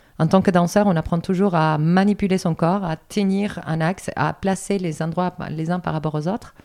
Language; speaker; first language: French; non-native, fluent; Spanish